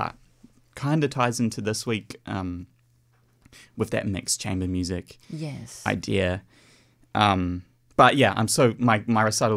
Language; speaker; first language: English; native; English